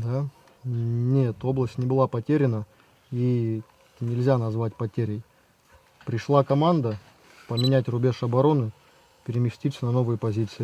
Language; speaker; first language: Russian; native; Russian